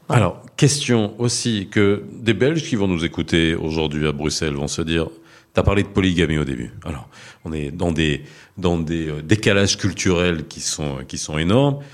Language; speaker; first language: French; early bilingual, other home language; Arabic